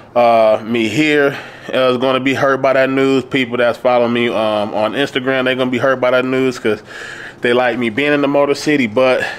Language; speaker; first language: English; native; English